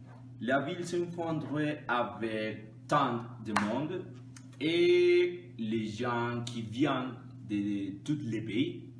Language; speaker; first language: French; non-native, learner; Spanish